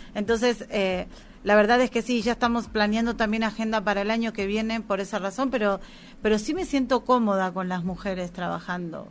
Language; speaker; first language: Spanish; native; Spanish